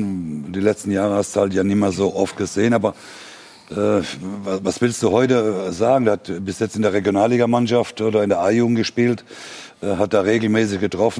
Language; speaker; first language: German; native; German